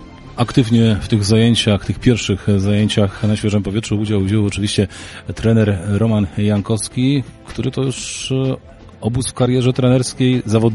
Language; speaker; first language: Polish; native; Polish